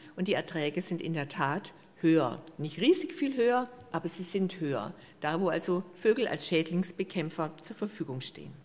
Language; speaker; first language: German; native; German